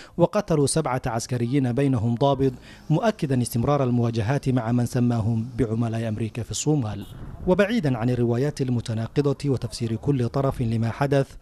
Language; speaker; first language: Arabic; non-native, local second language; Somali